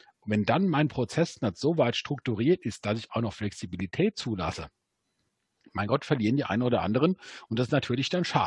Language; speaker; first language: German; native; German